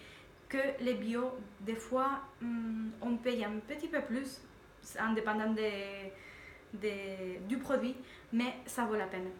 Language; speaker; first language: French; non-native, fluent; Spanish